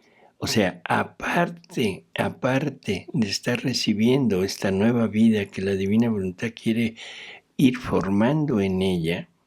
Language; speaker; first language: Spanish; native; Spanish